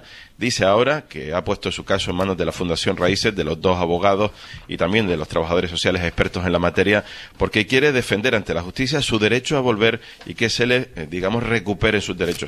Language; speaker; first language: Spanish; native; Spanish